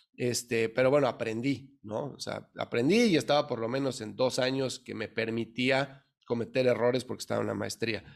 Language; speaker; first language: Spanish; native; Spanish